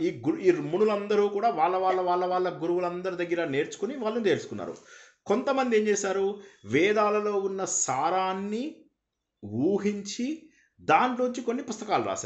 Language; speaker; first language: Telugu; native; Telugu